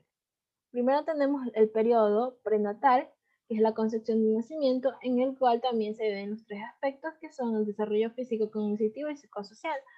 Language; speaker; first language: Spanish; native; Spanish